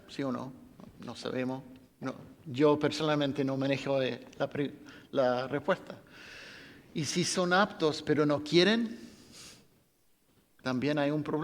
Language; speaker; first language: Spanish; non-native, fluent; English